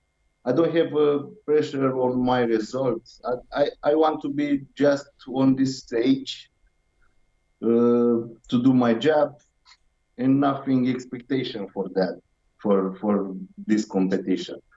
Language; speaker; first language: English; non-native, learner; Romanian